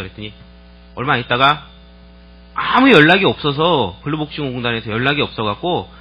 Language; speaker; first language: Korean; native; Korean